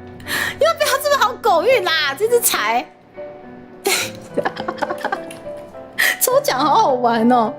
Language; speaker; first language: Chinese; native; Chinese